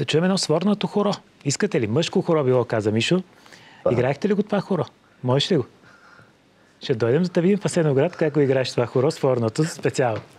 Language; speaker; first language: Bulgarian; native; Bulgarian